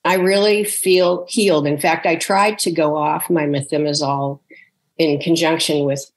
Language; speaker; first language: English; native; English